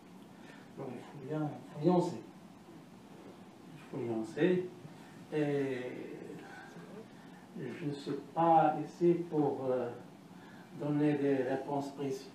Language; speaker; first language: French; non-native, learner; Arabic